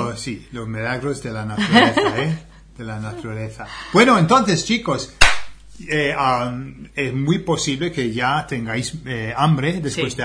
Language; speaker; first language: Spanish; non-native, fluent; English